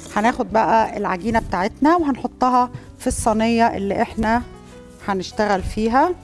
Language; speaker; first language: Arabic; native; Arabic